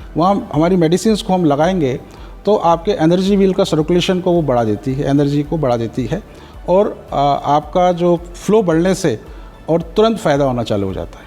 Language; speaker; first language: Hindi; native; Hindi